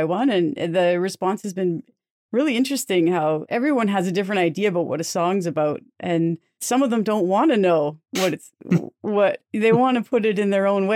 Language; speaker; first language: English; native; English